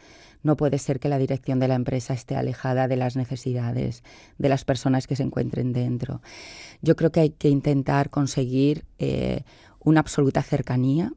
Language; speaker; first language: Spanish; native; Spanish